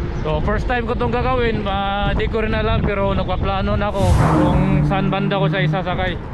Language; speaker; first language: Filipino; non-native, local second language; Cebuano